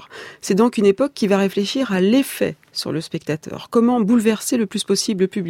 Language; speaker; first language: French; native; French